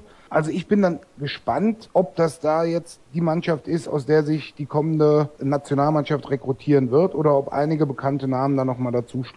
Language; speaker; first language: German; native; German